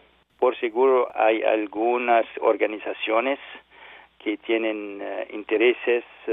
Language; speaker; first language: Spanish; non-native, learner; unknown